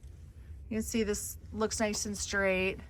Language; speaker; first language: English; native; English